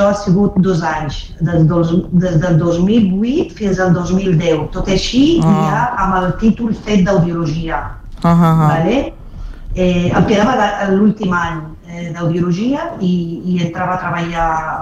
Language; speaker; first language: Catalan; non-native, fluent; Arabic